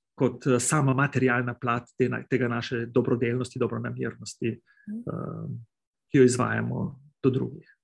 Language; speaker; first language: Slovenian; native; Slovenian